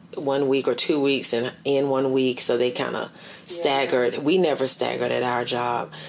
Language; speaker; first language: English; native; English